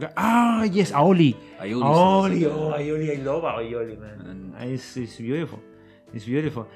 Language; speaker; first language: English; non-native, learner; Spanish